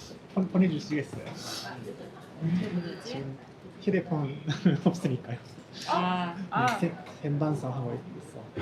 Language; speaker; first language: Korean; non-native, learner; Japanese